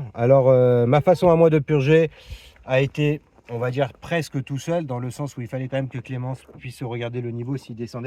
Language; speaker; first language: French; native; French